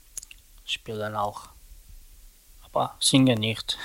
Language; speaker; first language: German; non-native, learner; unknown